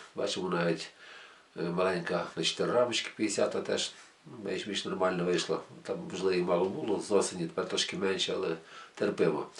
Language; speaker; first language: Ukrainian; native; Ukrainian